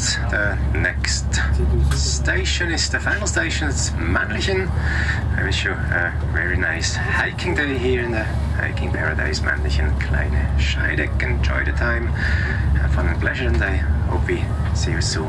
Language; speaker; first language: English; non-native, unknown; German